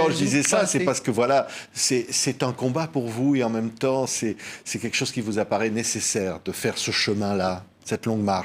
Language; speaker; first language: French; native; French